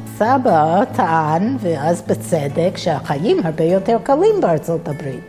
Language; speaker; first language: Hebrew; non-native, fluent; English